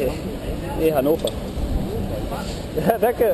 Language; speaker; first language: German; native; German